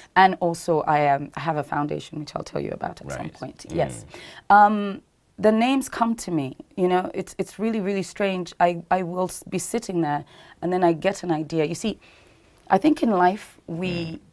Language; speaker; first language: English; non-native, local second language; Ganda